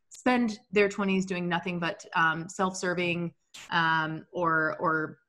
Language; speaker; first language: English; native; English